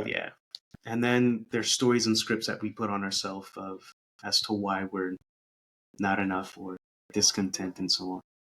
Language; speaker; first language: English; native; English